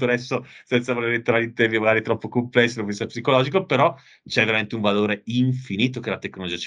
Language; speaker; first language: Italian; native; Italian